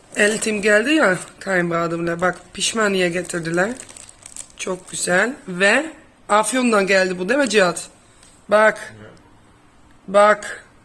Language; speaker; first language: Turkish; early bilingual, heritage; Turkish